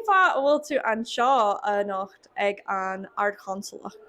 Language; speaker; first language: Irish; non-native, local second language; English